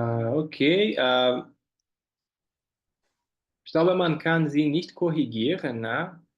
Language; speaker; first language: German; non-native, fluent; Portuguese